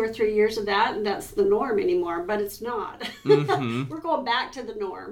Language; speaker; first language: English; native; English